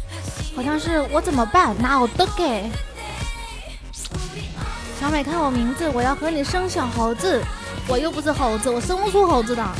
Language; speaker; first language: Chinese; native; Chinese